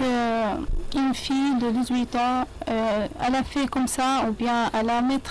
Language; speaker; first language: French; non-native, learner; Arabic